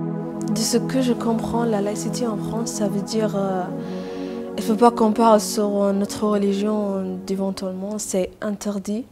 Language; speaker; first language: French; non-native, learner; Arabic